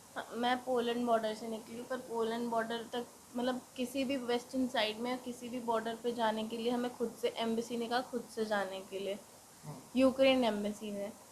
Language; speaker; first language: Hindi; native; Hindi